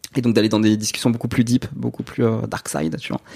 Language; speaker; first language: French; native; French